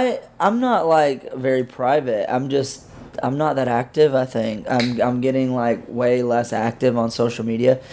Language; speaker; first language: English; native; English